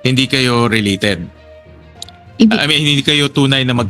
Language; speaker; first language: Filipino; native; Filipino